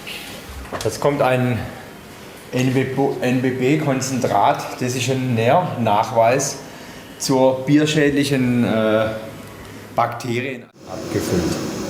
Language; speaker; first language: German; native; German